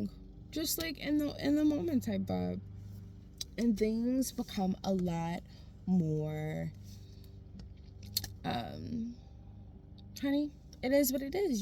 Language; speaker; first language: English; native; English